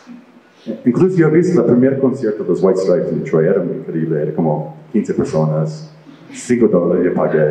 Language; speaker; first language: Spanish; non-native, fluent; English